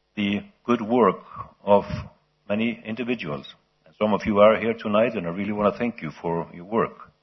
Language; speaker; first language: English; non-native, fluent; Icelandic